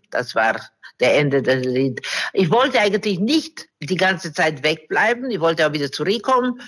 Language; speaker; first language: German; non-native, fluent; Romanian